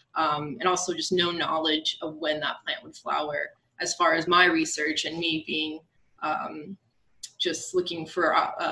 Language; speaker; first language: English; native; English